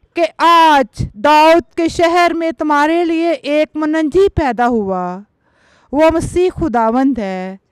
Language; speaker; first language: Urdu; non-native, local second language; Punjabi